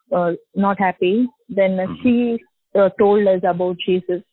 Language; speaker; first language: English; non-native, local second language; Telugu